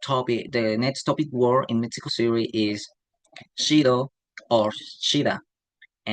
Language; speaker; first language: English; non-native, learner; Spanish